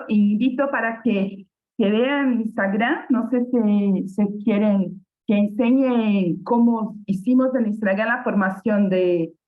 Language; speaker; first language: Spanish; non-native, fluent; Portuguese